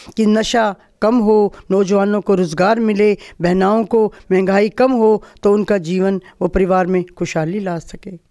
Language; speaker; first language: Hindi; native; Hindi